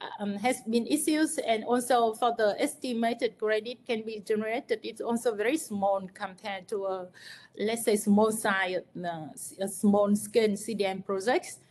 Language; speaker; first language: English; non-native, fluent; Vietnamese